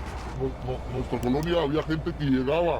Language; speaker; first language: Spanish; native; Spanish